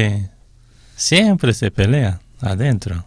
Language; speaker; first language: Spanish; non-native, fluent; Korean